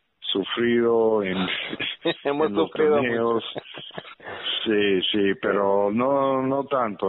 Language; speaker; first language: Spanish; early bilingual, heritage; English